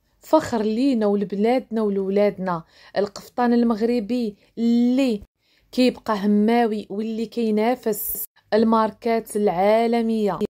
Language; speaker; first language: Arabic; native; Arabic